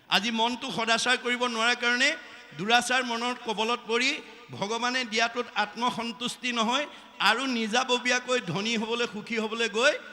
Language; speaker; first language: Assamese; native; Assamese